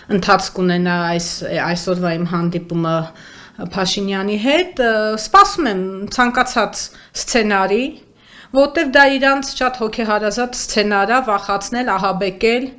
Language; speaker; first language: Armenian; native; Armenian